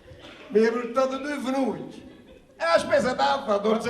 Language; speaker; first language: Italian; native; Italian